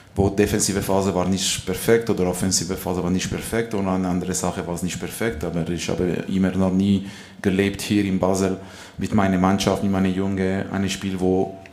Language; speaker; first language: German; non-native, local second language; French